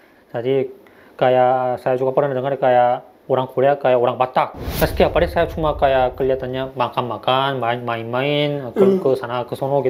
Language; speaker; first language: Indonesian; non-native, fluent; Korean